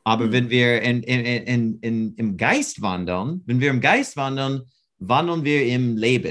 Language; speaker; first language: German; non-native, learner; English